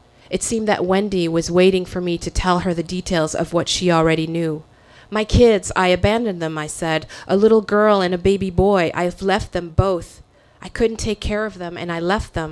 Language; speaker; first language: English; early bilingual, other home language; French